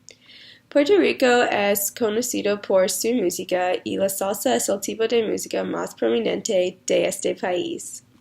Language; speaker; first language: Spanish; non-native, learner; English